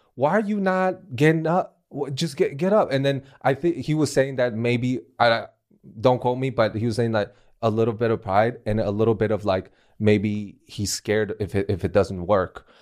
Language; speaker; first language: English; non-native, fluent; Chinese